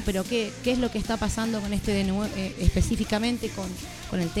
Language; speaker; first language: Spanish; native; Spanish